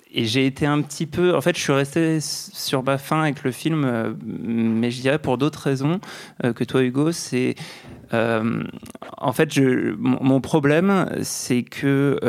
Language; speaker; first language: French; native; French